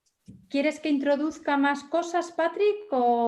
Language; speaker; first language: Spanish; native; Spanish